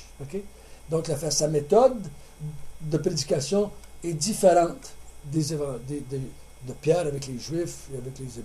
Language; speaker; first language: French; native; French